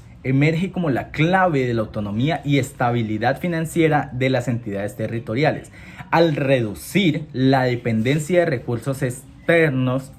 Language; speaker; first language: Spanish; native; Spanish